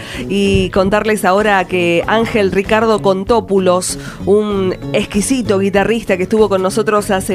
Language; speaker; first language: Spanish; native; Spanish